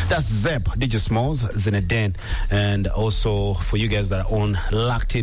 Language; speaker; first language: English; non-native, local second language; Ganda